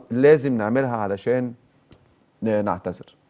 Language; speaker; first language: Arabic; native; Arabic